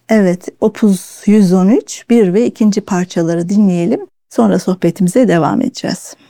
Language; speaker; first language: Turkish; native; Turkish